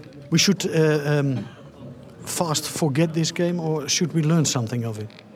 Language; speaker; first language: English; non-native, fluent; Dutch